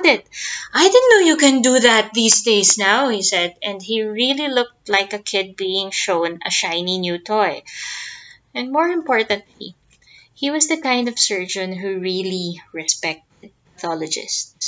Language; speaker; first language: English; non-native, local second language; Filipino